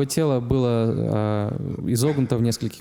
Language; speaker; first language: Russian; native; Russian